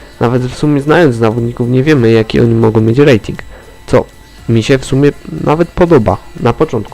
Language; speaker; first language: Polish; native; Polish